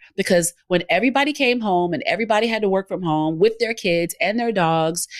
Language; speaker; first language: English; native; English